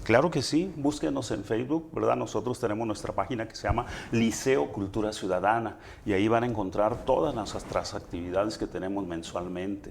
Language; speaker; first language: Spanish; native; Spanish